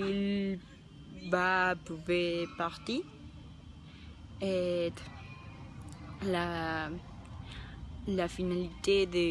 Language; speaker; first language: French; non-native, learner; Spanish